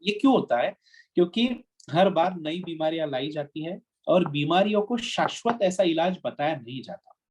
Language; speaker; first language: Hindi; non-native, local second language; Marathi